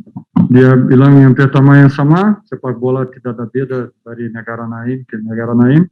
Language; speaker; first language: Indonesian; non-native, fluent; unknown